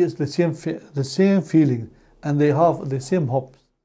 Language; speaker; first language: English; non-native, learner; Arabic